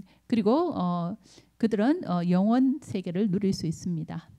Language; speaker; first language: Korean; native; Korean